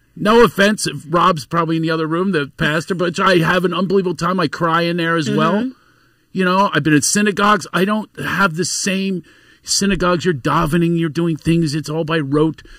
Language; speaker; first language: English; native; English